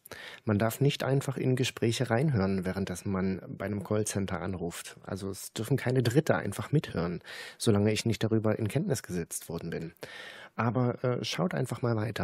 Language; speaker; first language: German; native; German